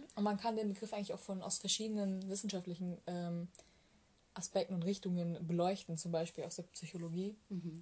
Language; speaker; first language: German; early bilingual, other home language; Turkish